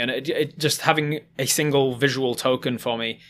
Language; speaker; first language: English; native; English